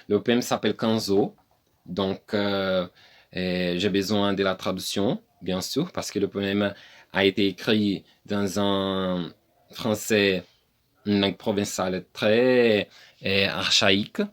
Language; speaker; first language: French; non-native, learner; Portuguese